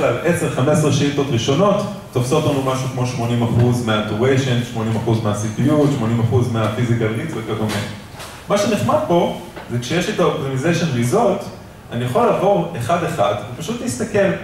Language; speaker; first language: Hebrew; native; Hebrew